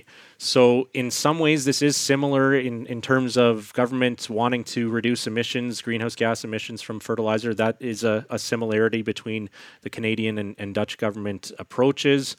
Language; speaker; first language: English; native; English